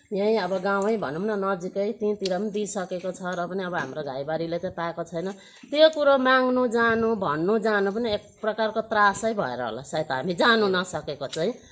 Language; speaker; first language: Nepali; native; Nepali